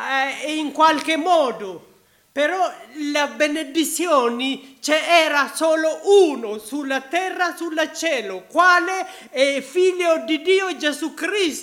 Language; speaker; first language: Italian; non-native, learner; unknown